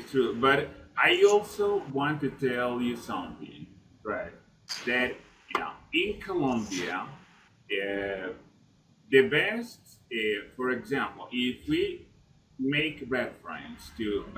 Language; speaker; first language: English; non-native, fluent; Spanish